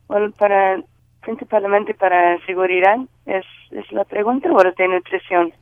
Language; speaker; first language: Spanish; non-native, learner; English